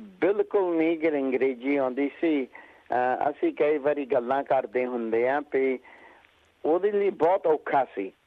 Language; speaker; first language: Punjabi; early bilingual, heritage; Punjabi